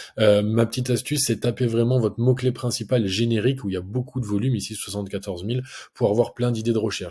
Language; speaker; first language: French; native; French